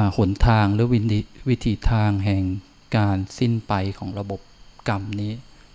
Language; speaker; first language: Thai; native; Thai